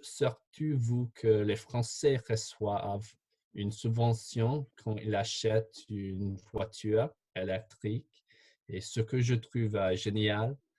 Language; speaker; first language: French; non-native, fluent; English